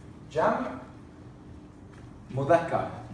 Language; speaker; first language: Arabic; non-native, fluent; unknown